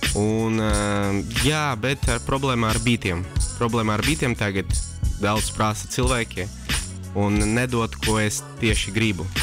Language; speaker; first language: Latvian; non-native, local second language; Russian